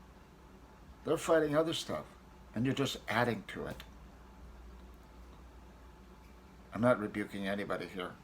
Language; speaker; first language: English; native; English